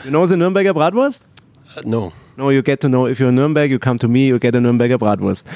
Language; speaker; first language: English; non-native, learner; German